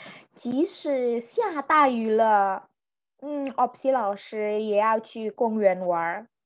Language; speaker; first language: Chinese; non-native, fluent; Indonesian